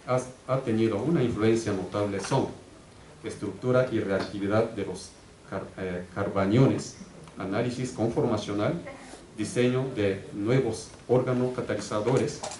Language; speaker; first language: Spanish; native; Spanish